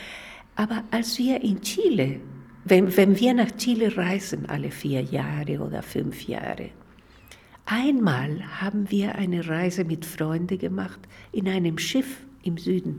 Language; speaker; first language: German; non-native, fluent; Spanish